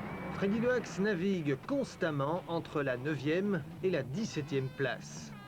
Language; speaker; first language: French; native; French